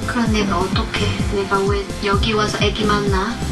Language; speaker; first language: Korean; non-native, learner; Vietnamese